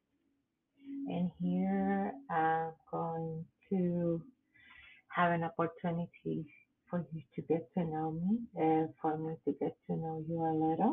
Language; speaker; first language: English; non-native, fluent; Spanish